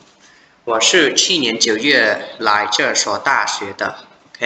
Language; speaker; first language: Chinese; non-native, fluent; Khmer